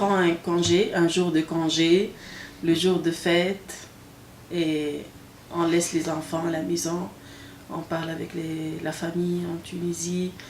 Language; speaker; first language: French; non-native, local second language; Arabic